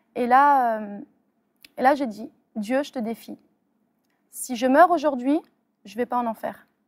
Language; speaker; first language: French; early bilingual, other home language; Arabic